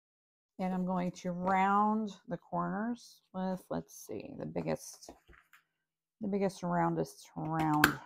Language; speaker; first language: English; native; English